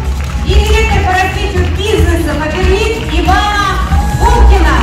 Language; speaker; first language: Russian; native; Russian